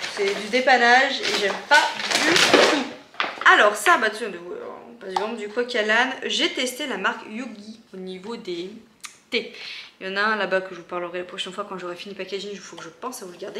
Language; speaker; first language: French; native; French